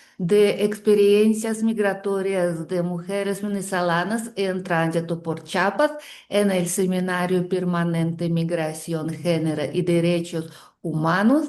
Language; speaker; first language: Spanish; non-native, fluent; Russian